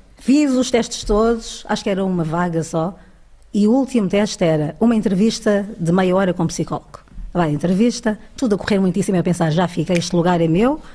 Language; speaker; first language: Portuguese; early bilingual, other home language; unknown